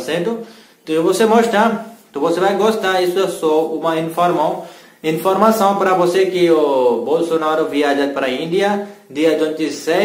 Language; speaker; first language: Portuguese; non-native, learner; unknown